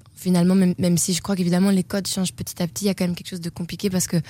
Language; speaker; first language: French; native; French